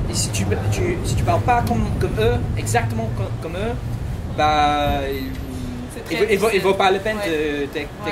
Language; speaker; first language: French; non-native, fluent; English